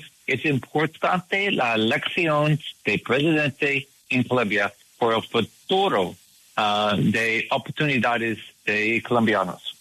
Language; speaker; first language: Spanish; non-native, learner; English